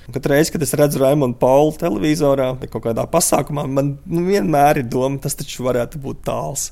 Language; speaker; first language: Latvian; native; Latvian